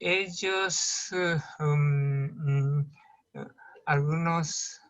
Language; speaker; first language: Spanish; non-native, learner; Japanese